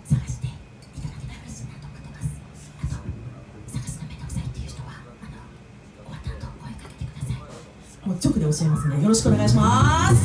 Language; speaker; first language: Japanese; native; Japanese